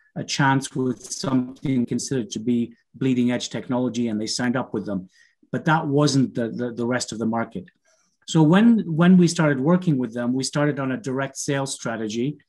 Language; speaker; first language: English; native; English